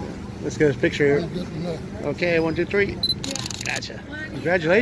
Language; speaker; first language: English; native; English